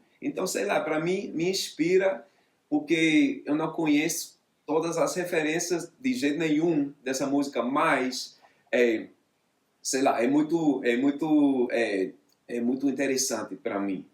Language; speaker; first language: Portuguese; non-native, fluent; English